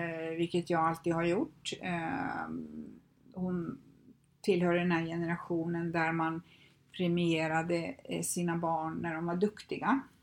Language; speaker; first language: Swedish; native; Swedish